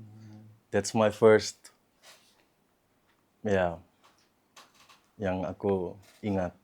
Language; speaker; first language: Indonesian; early bilingual, heritage; Dutch